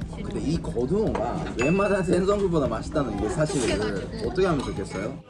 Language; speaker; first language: Korean; non-native, fluent; Japanese